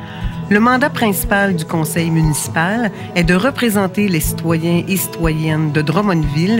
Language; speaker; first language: French; native; French